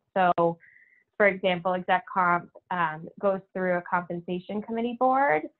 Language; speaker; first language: English; native; English